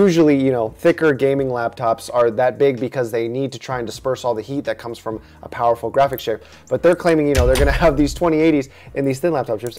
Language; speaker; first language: English; native; English